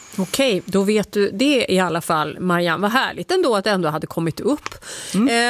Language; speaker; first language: Swedish; native; Swedish